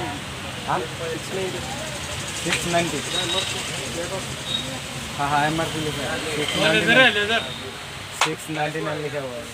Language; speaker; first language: Hindi; non-native, local second language; Assamese